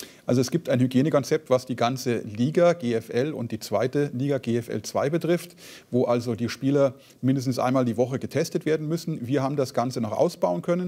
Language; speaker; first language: German; native; German